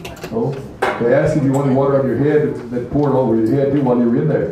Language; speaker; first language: English; native; English